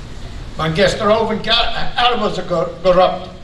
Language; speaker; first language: German; early bilingual, heritage; German